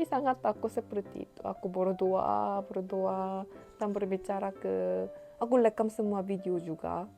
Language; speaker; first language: Indonesian; non-native, learner; Korean